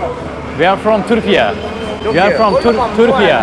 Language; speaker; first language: English; non-native, learner; Turkish